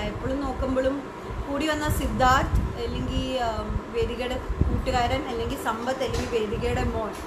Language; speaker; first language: Malayalam; early bilingual, heritage; Malayalam